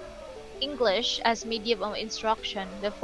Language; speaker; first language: English; non-native, local second language; Filipino